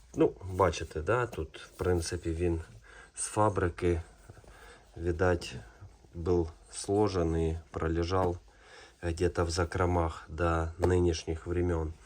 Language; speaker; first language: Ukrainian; non-native, local second language; Russian